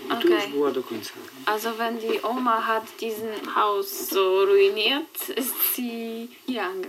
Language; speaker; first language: German; non-native, fluent; Polish